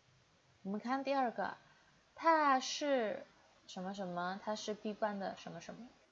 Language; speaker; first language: Chinese; non-native, fluent; Indonesian